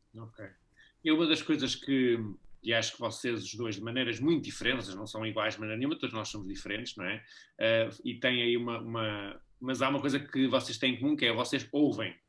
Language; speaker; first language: Portuguese; native; Portuguese